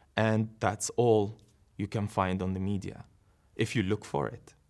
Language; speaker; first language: English; non-native, fluent; Arabic